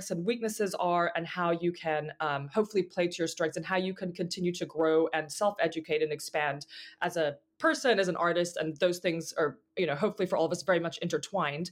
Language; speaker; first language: English; native; English